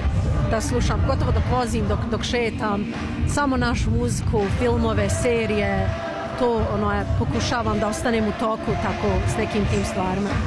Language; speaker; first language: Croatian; early bilingual, other home language; Bosnian